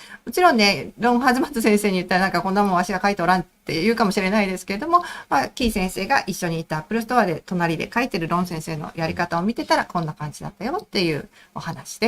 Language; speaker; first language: Japanese; native; Japanese